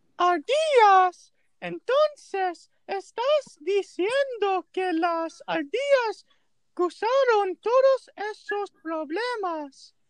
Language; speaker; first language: Spanish; non-native, learner; English